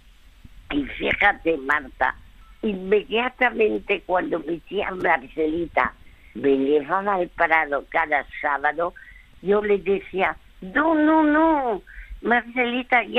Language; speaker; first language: Spanish; early bilingual, other home language; French